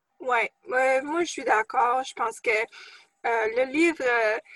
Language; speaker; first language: French; non-native, fluent; English